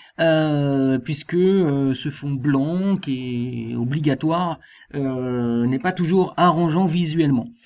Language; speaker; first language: French; native; French